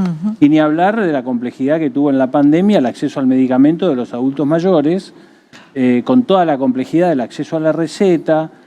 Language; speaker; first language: Spanish; native; Spanish